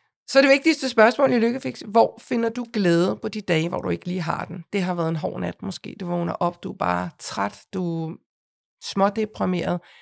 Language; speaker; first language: Danish; native; Danish